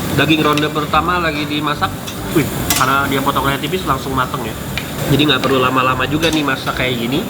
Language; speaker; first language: Indonesian; native; Indonesian